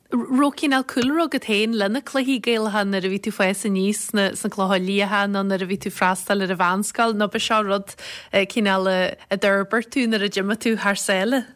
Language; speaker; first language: Irish; native; Irish